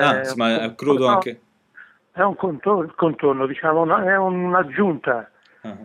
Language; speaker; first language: Italian; native; Italian